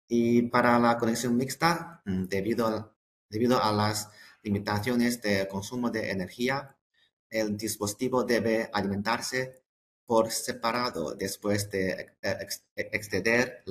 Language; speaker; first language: Spanish; non-native, fluent; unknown